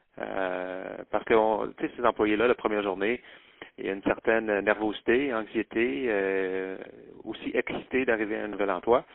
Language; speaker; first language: French; native; French